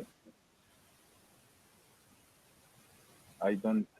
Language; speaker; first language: English; non-native, learner; Arabic